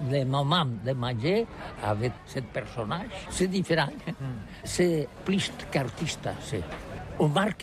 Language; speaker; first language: French; non-native, learner; Catalan